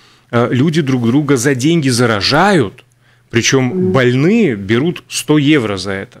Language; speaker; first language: Russian; native; Russian